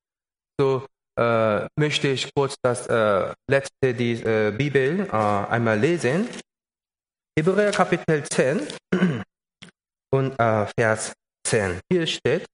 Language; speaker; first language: German; non-native, learner; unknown